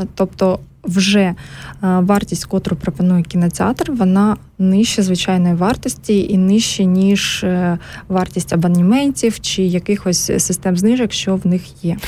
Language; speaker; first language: Ukrainian; native; Ukrainian